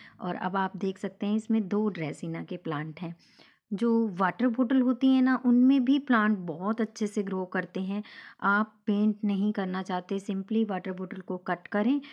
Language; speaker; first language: Hindi; native; Hindi